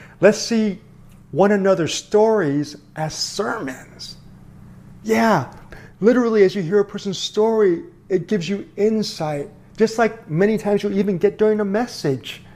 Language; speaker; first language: English; early bilingual, other home language; Korean